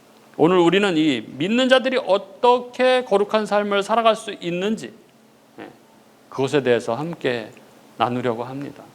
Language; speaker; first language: Korean; native; Korean